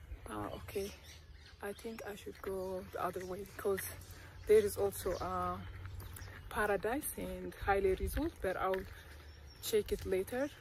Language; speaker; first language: English; non-native, fluent; Amharic